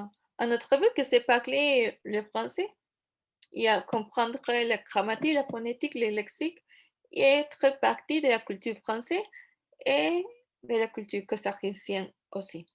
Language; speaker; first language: French; non-native, fluent; Spanish